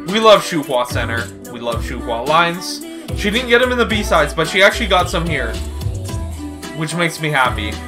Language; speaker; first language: English; native; English